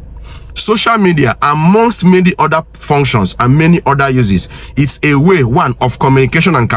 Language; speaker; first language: English; non-native, local second language; Igbo